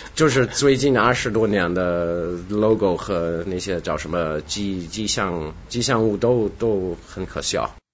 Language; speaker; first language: Chinese; non-native, fluent; Russian